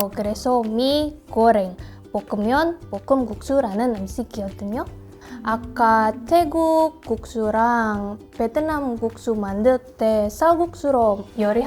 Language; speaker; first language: Korean; non-native, learner; Indonesian